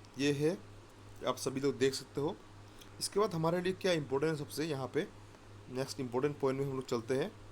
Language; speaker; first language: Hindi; non-native, local second language; Assamese